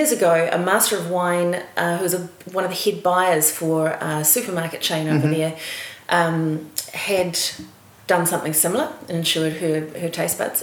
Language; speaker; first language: English; native; English